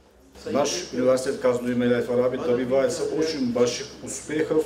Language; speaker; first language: Russian; non-native, fluent; Turkish